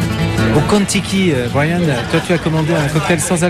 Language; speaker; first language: French; native; French